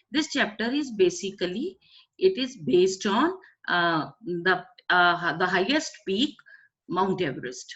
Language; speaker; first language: English; non-native, local second language; Punjabi